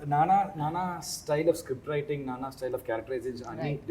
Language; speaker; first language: Telugu; non-native, learner; Tamil